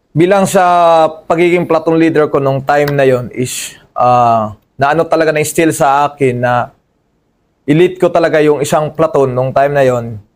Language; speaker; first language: Filipino; non-native, local second language; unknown